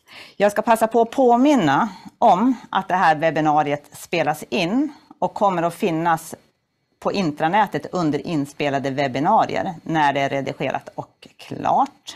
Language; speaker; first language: Swedish; native; Swedish